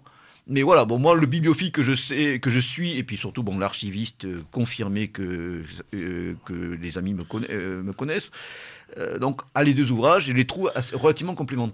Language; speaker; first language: French; native; French